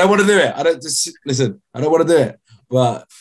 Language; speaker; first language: English; native; English